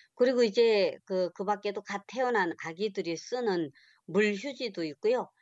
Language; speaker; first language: Korean; native; Korean